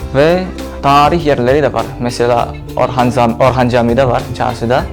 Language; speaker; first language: Turkish; non-native, learner; Indonesian